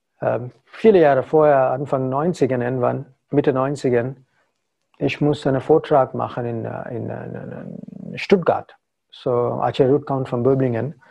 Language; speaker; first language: German; non-native, fluent; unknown